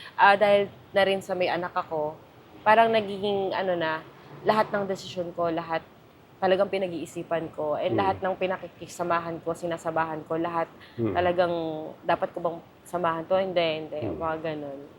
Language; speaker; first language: Filipino; native; Filipino